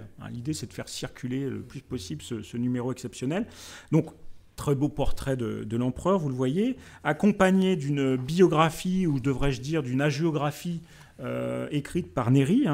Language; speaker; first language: French; native; French